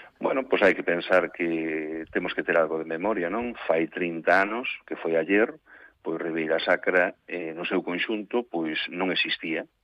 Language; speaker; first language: Galician; native; Galician